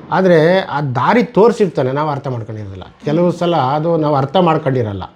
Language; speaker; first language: Kannada; native; Kannada